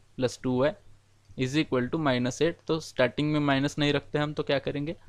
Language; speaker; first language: Hindi; non-native, local second language; Marathi